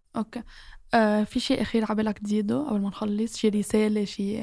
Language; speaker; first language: Arabic; native; Arabic